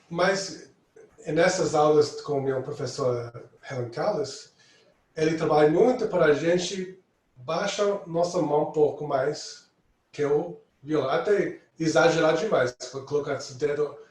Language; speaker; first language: Portuguese; non-native, fluent; English